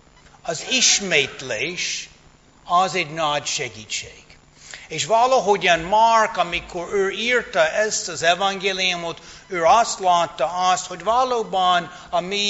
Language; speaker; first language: Hungarian; non-native, fluent; English